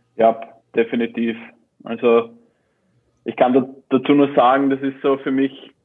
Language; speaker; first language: German; native; German